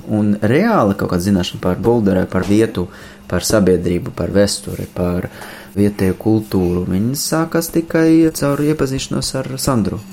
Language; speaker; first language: Latvian; non-native, local second language; Russian